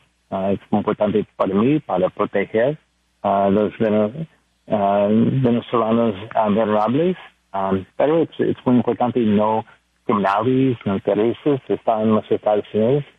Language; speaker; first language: Spanish; non-native, learner; English